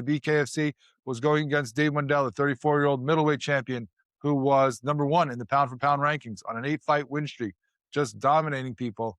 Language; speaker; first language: English; native; English